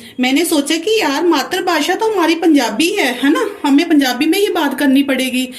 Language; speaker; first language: Hindi; non-native, local second language; Punjabi